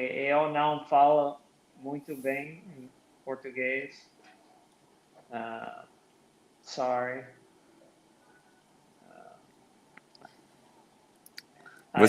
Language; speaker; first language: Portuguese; non-native, learner; English